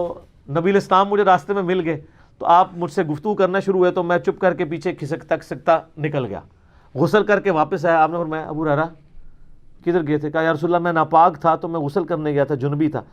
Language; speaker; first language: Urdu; non-native, local second language; Punjabi